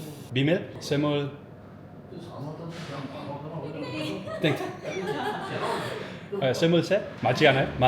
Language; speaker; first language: Korean; non-native, learner; Dutch